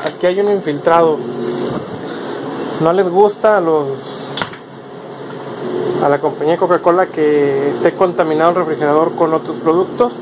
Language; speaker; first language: Spanish; native; Spanish